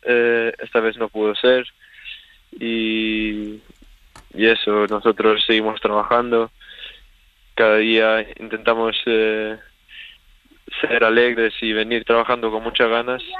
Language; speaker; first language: Spanish; early bilingual, other home language; Swedish